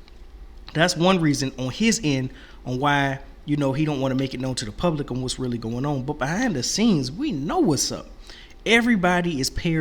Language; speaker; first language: English; native; English